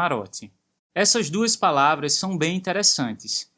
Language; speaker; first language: Portuguese; native; Portuguese